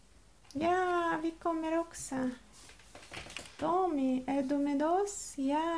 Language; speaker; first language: Swedish; non-native, learner; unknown